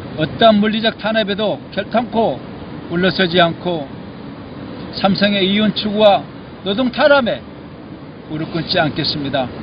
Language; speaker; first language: Korean; native; Korean